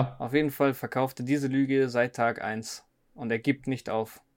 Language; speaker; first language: German; native; German